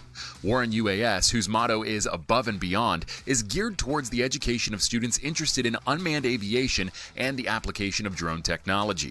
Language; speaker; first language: English; native; English